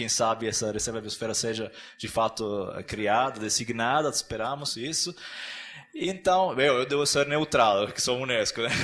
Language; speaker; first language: Portuguese; non-native, fluent; Italian